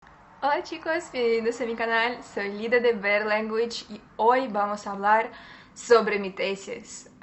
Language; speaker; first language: Spanish; non-native, fluent; Russian